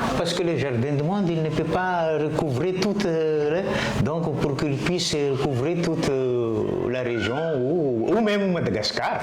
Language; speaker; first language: French; non-native, local second language; Malagasy